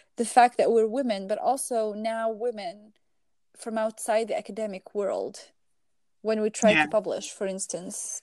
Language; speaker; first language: English; non-native, fluent; Arabic